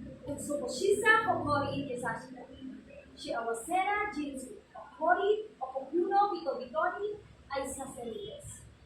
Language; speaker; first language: Japanese; non-native, learner; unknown